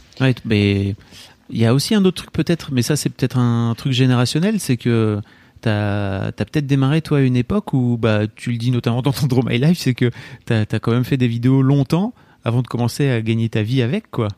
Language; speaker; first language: French; native; French